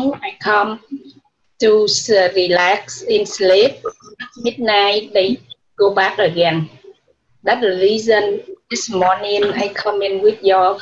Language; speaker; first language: English; non-native, learner; Vietnamese